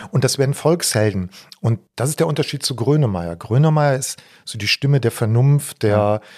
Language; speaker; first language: German; native; German